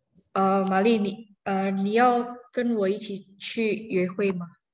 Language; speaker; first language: Chinese; non-native, learner; Indonesian